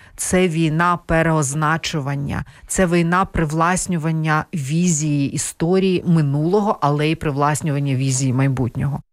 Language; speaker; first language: Ukrainian; non-native, local second language; Russian